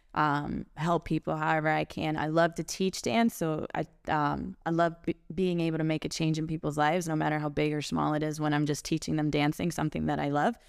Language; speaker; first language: English; early bilingual, other home language; German